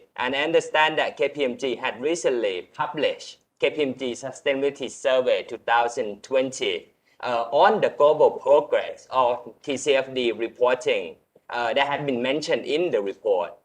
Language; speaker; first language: English; non-native, fluent; Thai